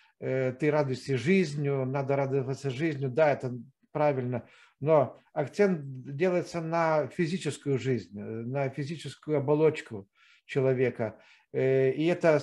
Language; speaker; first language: Russian; non-native, fluent; Lithuanian